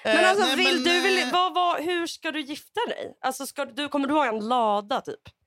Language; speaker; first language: Swedish; native; Swedish